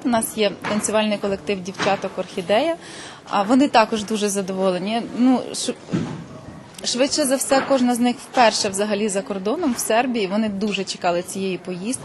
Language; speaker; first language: Ukrainian; native; Ukrainian